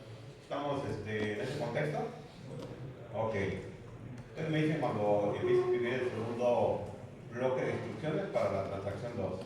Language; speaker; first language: Spanish; native; Spanish